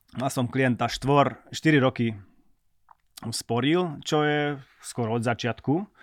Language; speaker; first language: Slovak; non-native, local second language; Hungarian